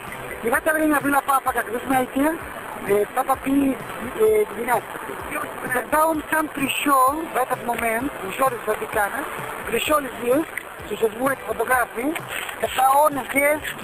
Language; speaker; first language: Russian; non-native, learner; Italian